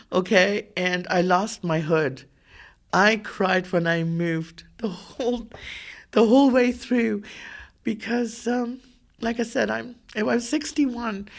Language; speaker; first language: English; native; English